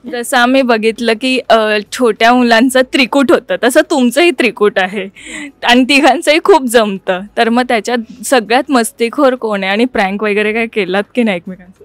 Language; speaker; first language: Marathi; native; Marathi